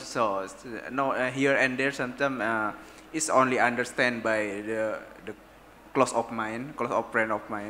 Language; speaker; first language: English; non-native, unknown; Sundanese